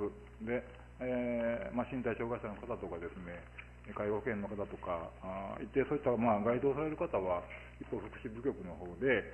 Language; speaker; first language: Japanese; native; Japanese